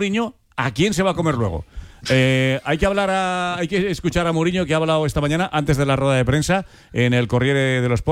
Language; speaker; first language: Spanish; native; Spanish